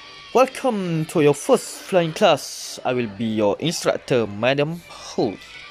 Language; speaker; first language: English; non-native, local second language; Malay